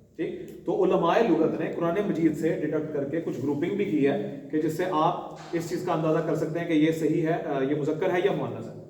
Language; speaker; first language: Urdu; non-native, local second language; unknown